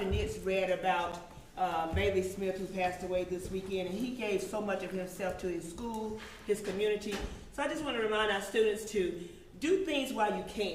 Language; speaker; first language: English; native; English